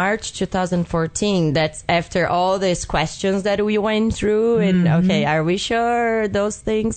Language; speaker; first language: English; non-native, fluent; Portuguese